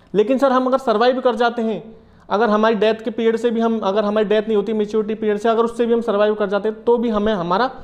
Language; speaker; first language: Hindi; native; Hindi